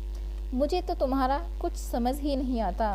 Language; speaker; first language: Hindi; native; Hindi